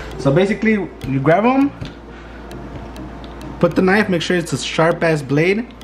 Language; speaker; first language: English; early bilingual, other home language; Spanish